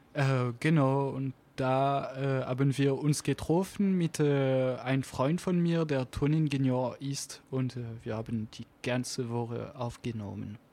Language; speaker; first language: German; non-native, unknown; French